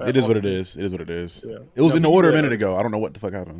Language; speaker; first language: English; native; English